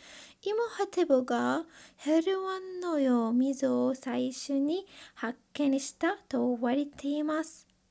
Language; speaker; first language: Japanese; non-native, learner; Arabic